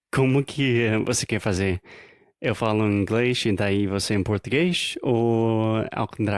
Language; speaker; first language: Portuguese; non-native, fluent; English